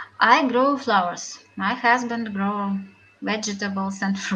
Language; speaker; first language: English; non-native, learner; Russian